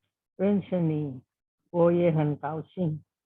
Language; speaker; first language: Chinese; non-native, learner; Indonesian